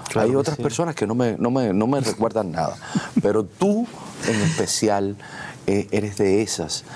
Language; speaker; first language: Spanish; native; Spanish